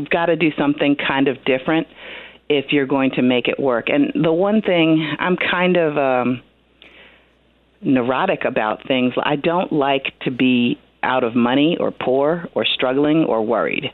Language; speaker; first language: English; native; English